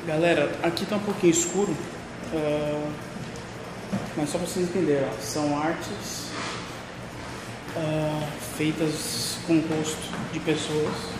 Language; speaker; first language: Portuguese; native; Portuguese